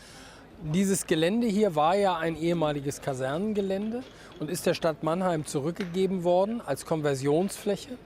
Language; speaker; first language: German; native; German